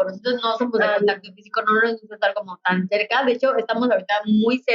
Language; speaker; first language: Spanish; native; Spanish